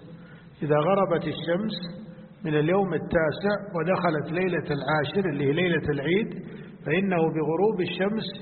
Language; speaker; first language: Arabic; native; Arabic